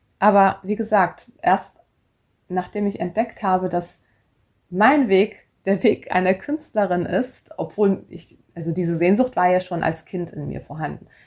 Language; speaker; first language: German; early bilingual, other home language; Turkish